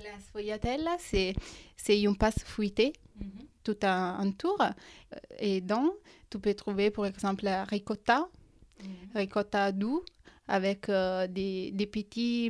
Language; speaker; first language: French; non-native, fluent; Italian